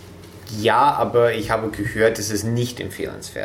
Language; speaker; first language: German; non-native, fluent; English